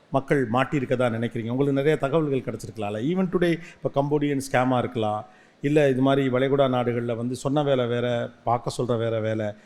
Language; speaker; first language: Tamil; native; Tamil